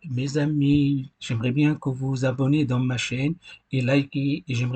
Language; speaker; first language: French; non-native, learner; Arabic